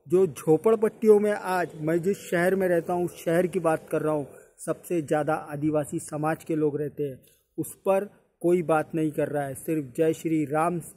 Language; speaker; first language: Hindi; native; Hindi